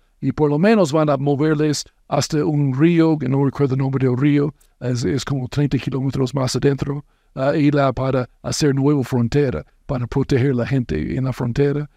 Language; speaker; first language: Spanish; non-native, fluent; English